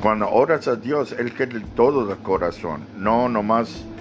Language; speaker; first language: Spanish; early bilingual, other home language; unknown